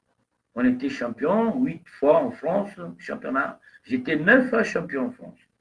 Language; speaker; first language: French; non-native, fluent; Portuguese